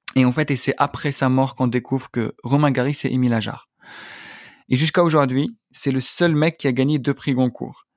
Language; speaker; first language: French; non-native, local second language; Arabic